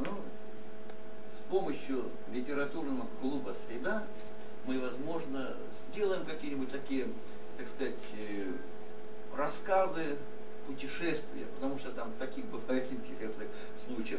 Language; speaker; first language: Russian; native; Russian